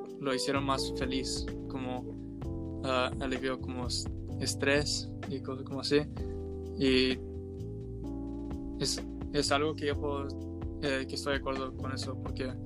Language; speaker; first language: Spanish; early bilingual, heritage; Spanish